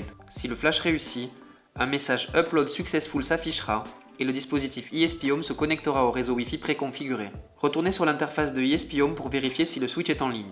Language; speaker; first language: French; native; French